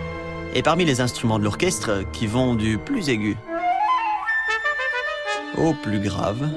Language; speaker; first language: French; native; French